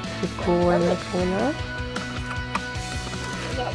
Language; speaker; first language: Russian; native; Russian